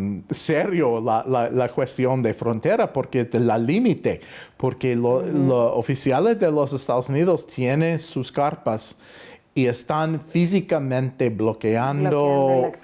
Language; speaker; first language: Spanish; non-native, fluent; English